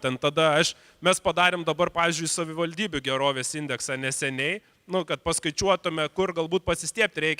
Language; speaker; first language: Lithuanian; native; Lithuanian